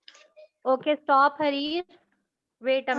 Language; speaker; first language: English; non-native, local second language; Urdu